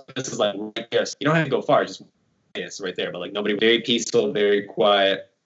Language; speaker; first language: English; early bilingual, other home language; Ukrainian